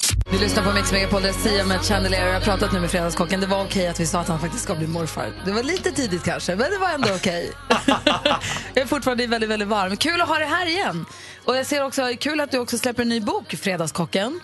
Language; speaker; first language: Swedish; native; Swedish